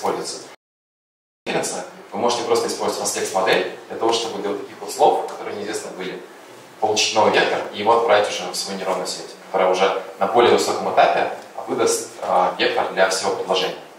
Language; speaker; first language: Russian; native; Russian